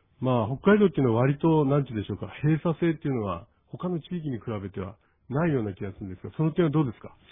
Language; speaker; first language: Japanese; native; Japanese